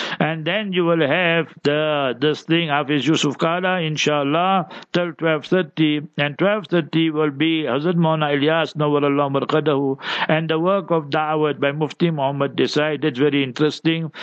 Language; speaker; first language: English; early bilingual, other home language; Urdu